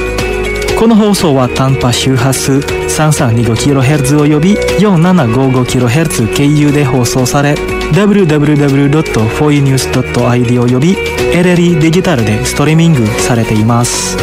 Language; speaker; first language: Japanese; non-native, fluent; Indonesian